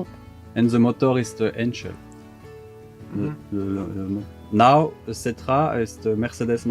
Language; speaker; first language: English; non-native, learner; French